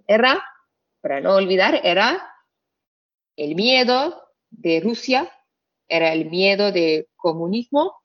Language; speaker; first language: Spanish; non-native, fluent; Arabic